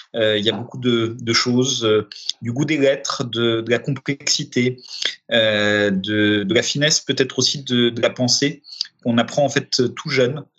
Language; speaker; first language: French; early bilingual, other home language; Romanian